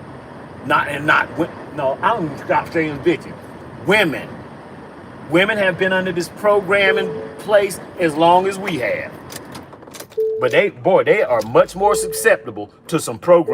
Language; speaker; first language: English; native; English